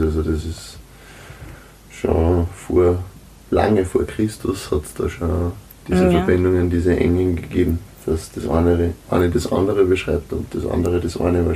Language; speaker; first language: German; native; German